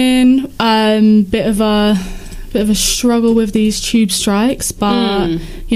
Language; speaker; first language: English; native; English